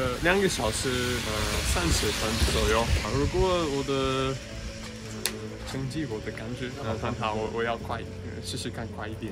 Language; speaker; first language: Chinese; non-native, fluent; English